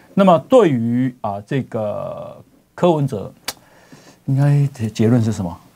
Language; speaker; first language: Chinese; native; Chinese